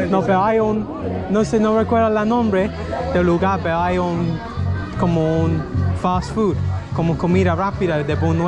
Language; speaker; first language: Spanish; non-native, learner; English